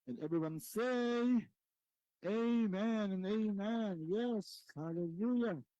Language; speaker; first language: English; non-native, local second language; Filipino